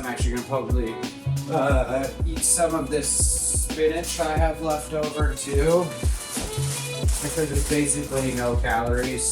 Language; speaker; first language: English; native; English